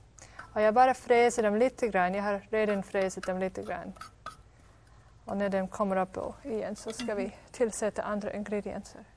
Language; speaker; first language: Swedish; non-native, fluent; English